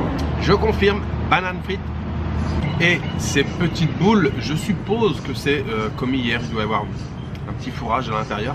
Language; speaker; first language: French; native; French